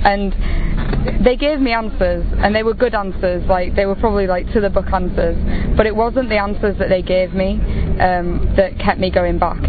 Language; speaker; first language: English; native; English